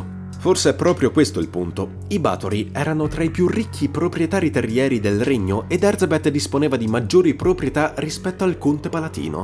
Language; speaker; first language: Italian; native; Italian